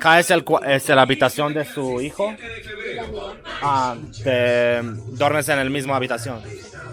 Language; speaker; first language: Spanish; non-native, learner; English